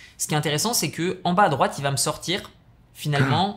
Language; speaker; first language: French; native; French